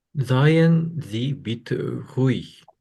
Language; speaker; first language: German; non-native, learner; Korean